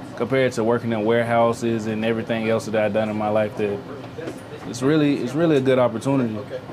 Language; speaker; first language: English; native; English